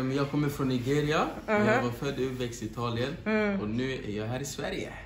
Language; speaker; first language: Swedish; non-native, fluent; Italian